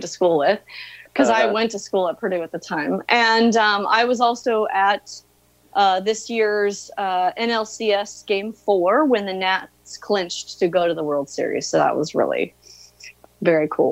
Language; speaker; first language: English; native; English